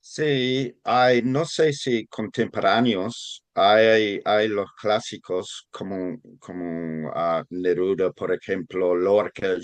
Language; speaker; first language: Spanish; non-native, fluent; English